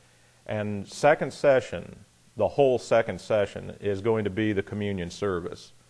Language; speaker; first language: English; native; English